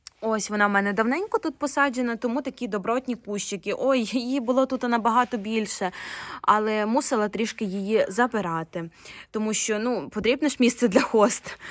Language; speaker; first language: Ukrainian; non-native, local second language; Russian